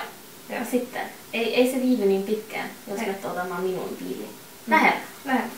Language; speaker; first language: Finnish; non-native, learner; Swedish